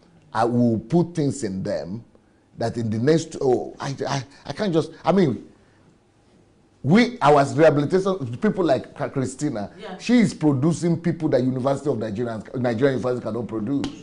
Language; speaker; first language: English; non-native, local second language; Yoruba